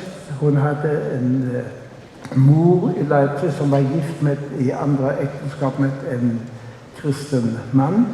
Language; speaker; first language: Swedish; non-native, fluent; German